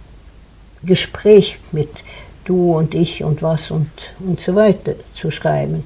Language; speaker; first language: German; non-native, fluent; Swedish